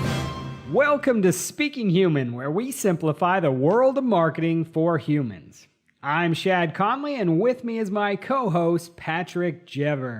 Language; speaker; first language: English; native; English